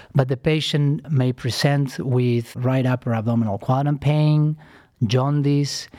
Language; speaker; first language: English; non-native, fluent; Spanish